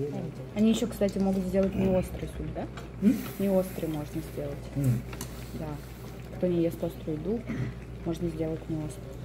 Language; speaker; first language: Russian; native; Russian